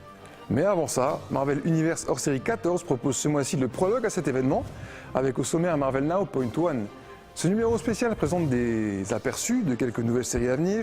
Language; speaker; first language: French; native; French